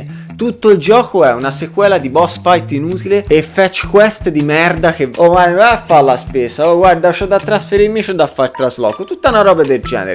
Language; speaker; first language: Italian; native; Italian